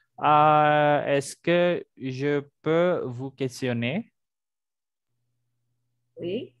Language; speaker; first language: French; non-native, fluent; Indonesian